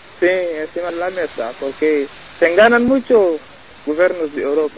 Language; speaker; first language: Spanish; non-native, learner; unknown